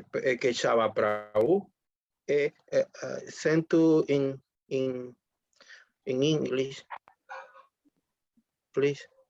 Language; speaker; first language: English; non-native, learner; Spanish